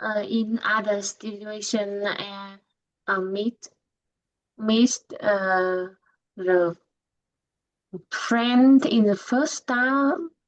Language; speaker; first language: English; non-native, learner; Vietnamese